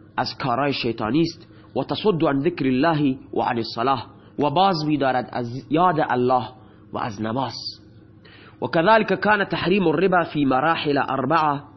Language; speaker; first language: Persian; non-native, local second language; Baluchi